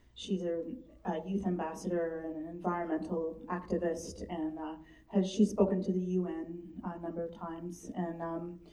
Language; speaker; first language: English; native; English